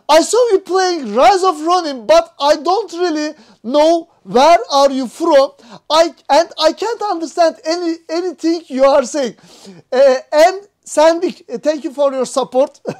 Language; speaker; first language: English; non-native, learner; Turkish